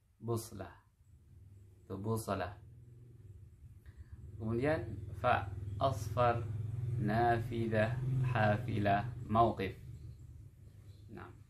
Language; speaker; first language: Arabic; non-native, fluent; Indonesian